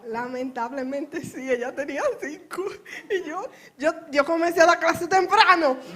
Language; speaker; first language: Spanish; native; Spanish